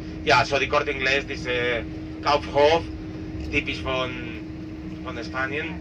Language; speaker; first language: German; non-native, learner; Catalan